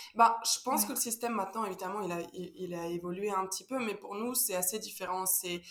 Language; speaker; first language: French; early bilingual, heritage; Spanish